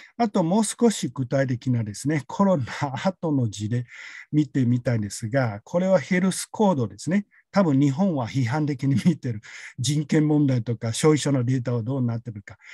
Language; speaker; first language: Japanese; non-native, fluent; Chinese